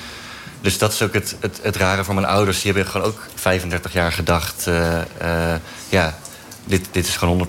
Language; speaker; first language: Dutch; native; Dutch